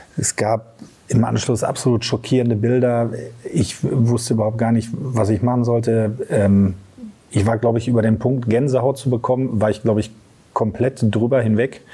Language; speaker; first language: German; native; German